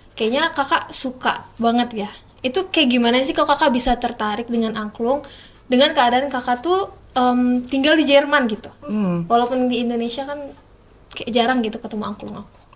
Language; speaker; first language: Indonesian; native; Indonesian